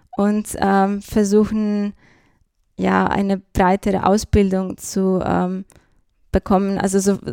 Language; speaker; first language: German; non-native, fluent; Greek